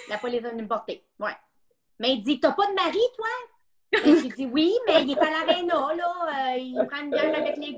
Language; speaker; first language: French; native; French